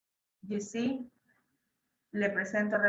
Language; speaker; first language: English; non-native, fluent; Spanish